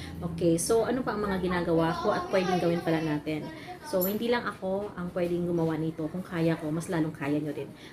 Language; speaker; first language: Filipino; non-native, local second language; Cebuano